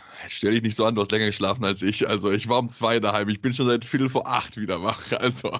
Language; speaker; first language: German; native; German